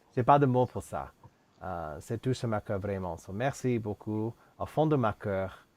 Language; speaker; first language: French; non-native, learner; English